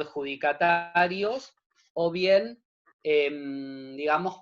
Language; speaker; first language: Spanish; native; Spanish